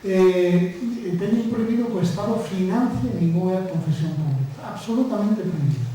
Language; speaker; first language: Spanish; native; Spanish